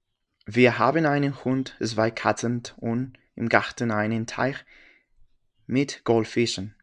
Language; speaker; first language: German; non-native, learner; French